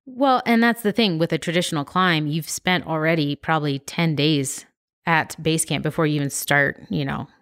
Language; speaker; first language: English; native; English